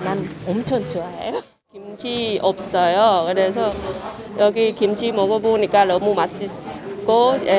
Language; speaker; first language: Korean; non-native, learner; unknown